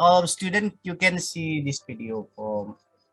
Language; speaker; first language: English; non-native, learner; Indonesian